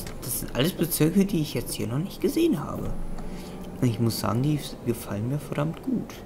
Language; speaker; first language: German; native; German